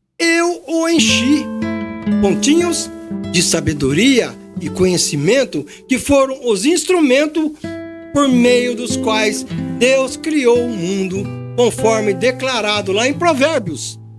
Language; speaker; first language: Portuguese; native; Portuguese